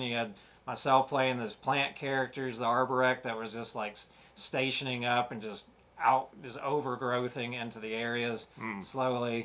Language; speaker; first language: English; native; English